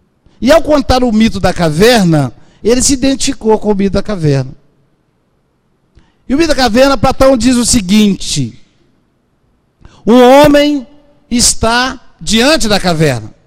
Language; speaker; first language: Portuguese; native; Portuguese